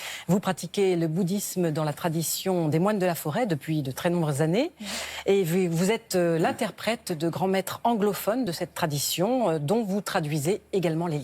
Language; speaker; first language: French; native; French